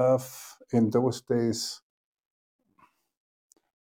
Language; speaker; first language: English; non-native, fluent; German